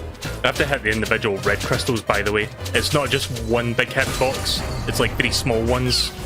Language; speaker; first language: English; native; English